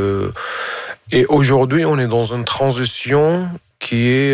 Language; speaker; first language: French; non-native, fluent; Arabic